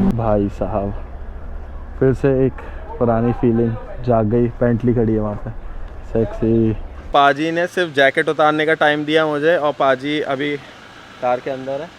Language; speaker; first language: Hindi; native; Hindi